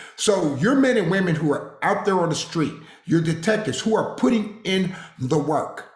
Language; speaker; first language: English; native; English